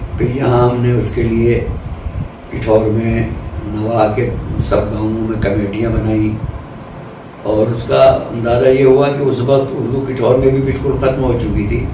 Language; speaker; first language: Urdu; native; Urdu